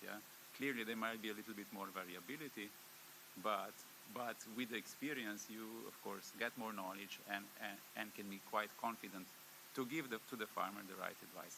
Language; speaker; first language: English; non-native, fluent; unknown